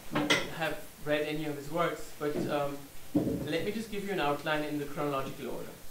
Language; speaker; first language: English; non-native, fluent; German